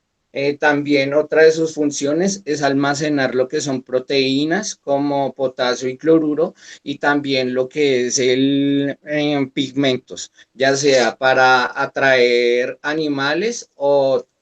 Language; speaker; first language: Spanish; native; Spanish